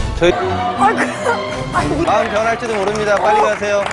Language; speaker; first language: Korean; native; Korean